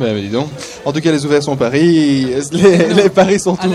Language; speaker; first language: French; native; French